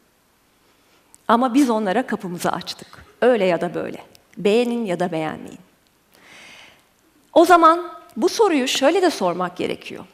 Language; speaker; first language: Turkish; native; Turkish